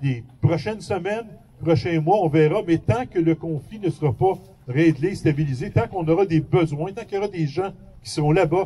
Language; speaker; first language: French; native; French